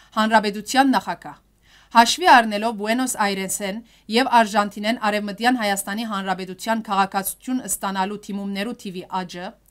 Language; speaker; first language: Armenian; early bilingual, heritage; Armenian